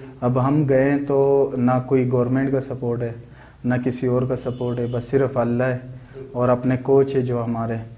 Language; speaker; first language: Urdu; non-native, local second language; Pashto